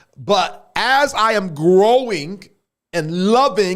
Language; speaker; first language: English; native; English